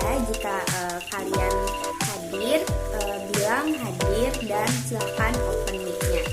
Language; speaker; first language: Indonesian; non-native, local second language; Banjar